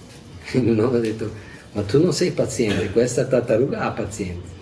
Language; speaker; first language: Italian; non-native, fluent; Portuguese